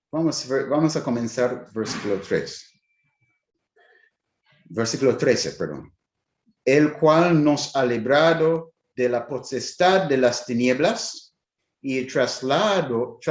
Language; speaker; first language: Spanish; non-native, fluent; English